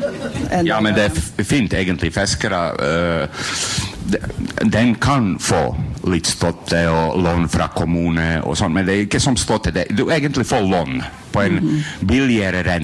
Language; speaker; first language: Norwegian; non-native, learner; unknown